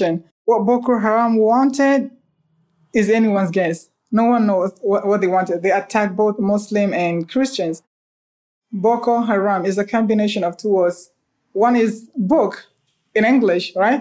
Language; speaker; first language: English; non-native, local second language; Hausa